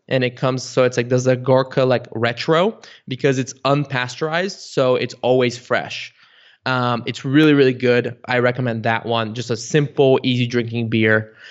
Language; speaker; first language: English; early bilingual, other home language; Bulgarian